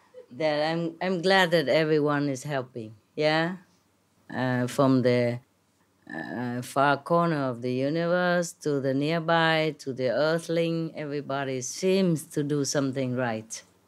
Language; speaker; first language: English; non-native, fluent; Vietnamese